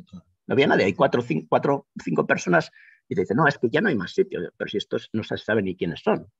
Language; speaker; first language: Spanish; native; Spanish